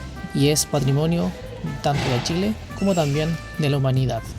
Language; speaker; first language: Spanish; native; Spanish